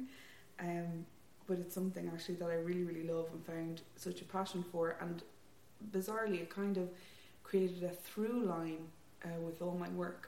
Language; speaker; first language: English; native; English